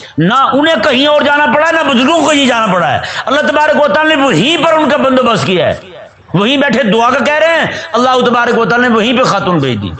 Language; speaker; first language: Urdu; non-native, local second language; Punjabi